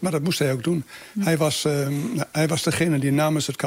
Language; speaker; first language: Dutch; native; Dutch